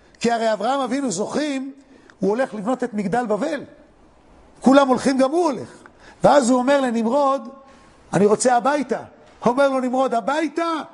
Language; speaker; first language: Hebrew; native; Hebrew